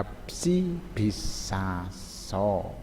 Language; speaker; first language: Korean; non-native, learner; Indonesian